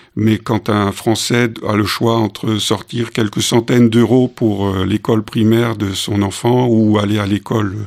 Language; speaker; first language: French; native; French